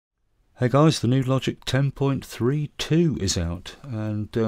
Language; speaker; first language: English; native; English